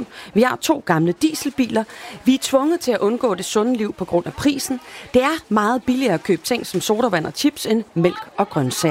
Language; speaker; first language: Danish; native; Danish